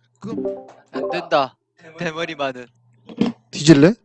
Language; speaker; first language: Korean; native; Korean